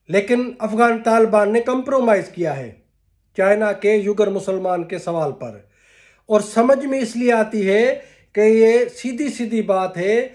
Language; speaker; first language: Urdu; non-native, local second language; Sindhi